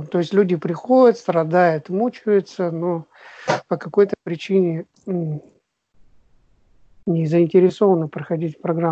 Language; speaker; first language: Russian; native; Russian